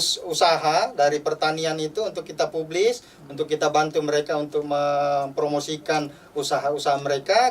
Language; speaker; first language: Indonesian; native; Indonesian